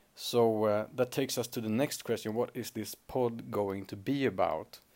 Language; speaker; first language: English; non-native, fluent; Swedish